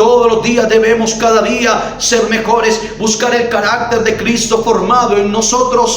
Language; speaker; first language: Spanish; native; Spanish